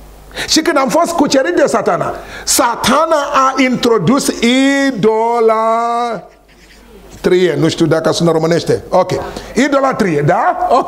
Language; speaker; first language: Romanian; non-native, learner; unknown